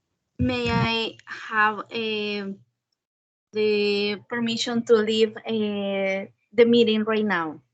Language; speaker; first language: English; non-native, learner; Spanish